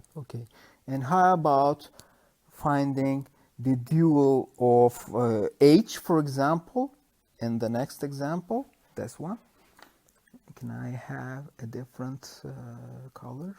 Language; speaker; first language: English; non-native, fluent; Turkish